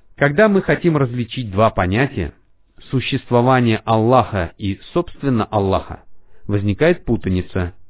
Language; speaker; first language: Russian; non-native, fluent; Arabic